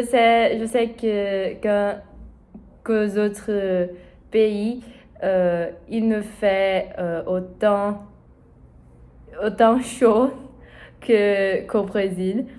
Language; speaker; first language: French; non-native, learner; Portuguese